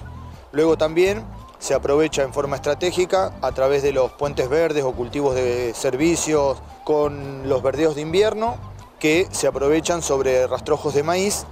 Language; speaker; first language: Spanish; native; Spanish